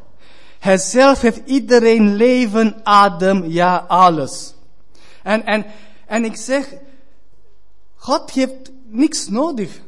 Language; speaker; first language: Dutch; non-native, fluent; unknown